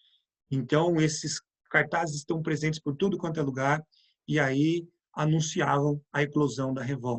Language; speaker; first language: Portuguese; native; Portuguese